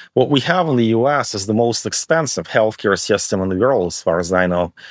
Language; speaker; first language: English; early bilingual, other home language; Russian